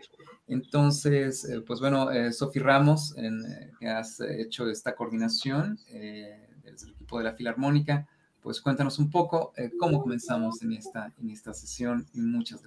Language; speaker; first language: Spanish; native; Spanish